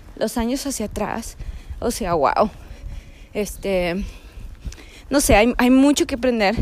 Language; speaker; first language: Spanish; early bilingual, heritage; Spanish